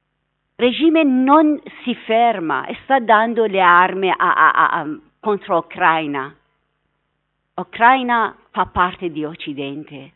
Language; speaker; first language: Italian; non-native, fluent; Persian